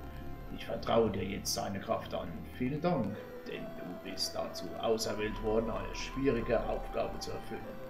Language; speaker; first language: German; native; German